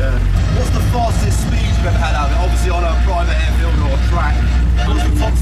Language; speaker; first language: English; native; English